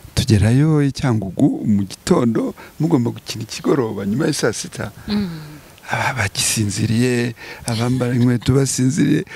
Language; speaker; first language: Kinyarwanda; native; Kinyarwanda